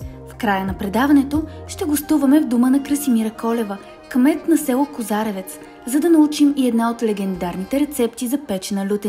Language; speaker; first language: Bulgarian; native; Bulgarian